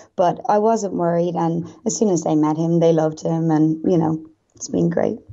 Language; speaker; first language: English; native; English